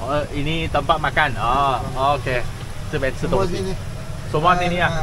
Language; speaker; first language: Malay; non-native, local second language; Chinese